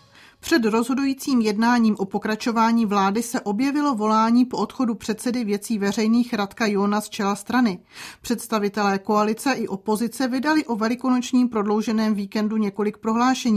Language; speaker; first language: Czech; native; Czech